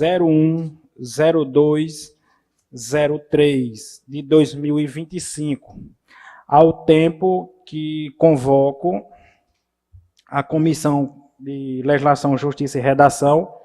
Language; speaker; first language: Portuguese; native; Portuguese